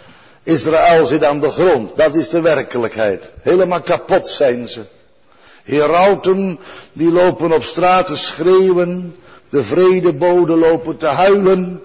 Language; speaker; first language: Dutch; native; Dutch